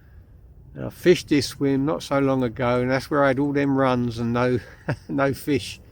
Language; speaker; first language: English; native; English